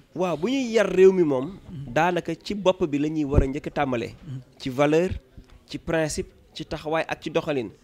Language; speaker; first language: Wolof; native; Wolof